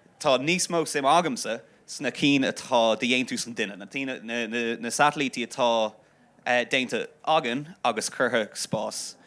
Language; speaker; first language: Irish; non-native, local second language; English